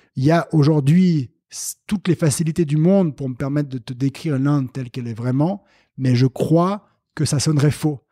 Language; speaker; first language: French; native; French